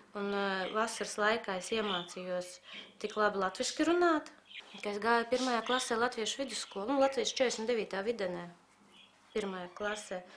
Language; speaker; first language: Latvian; early bilingual, other home language; Russian